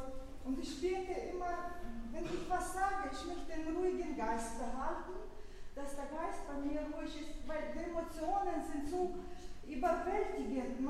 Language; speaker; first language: German; non-native, fluent; Russian